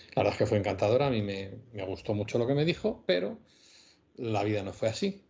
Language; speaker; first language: Spanish; native; Spanish